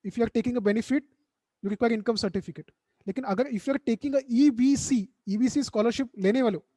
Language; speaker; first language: Hindi; non-native, local second language; Marathi